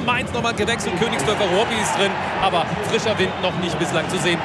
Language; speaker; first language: German; native; German